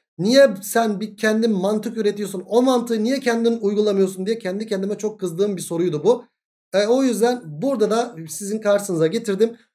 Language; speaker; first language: Turkish; native; Turkish